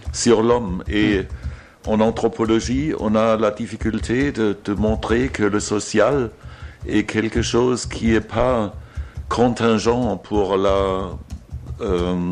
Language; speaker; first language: French; non-native, fluent; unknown